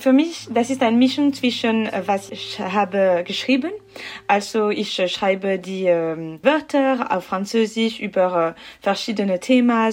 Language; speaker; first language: German; non-native, local second language; French